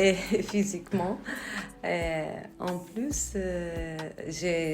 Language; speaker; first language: French; non-native, learner; Arabic